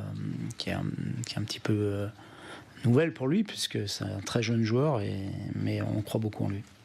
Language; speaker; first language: French; native; French